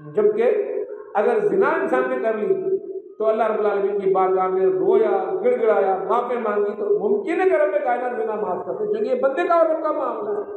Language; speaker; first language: Urdu; non-native, local second language; Sindhi